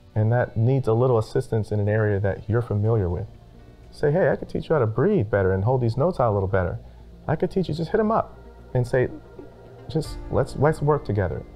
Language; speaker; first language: English; native; English